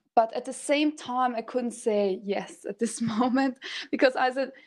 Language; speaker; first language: English; non-native, fluent; German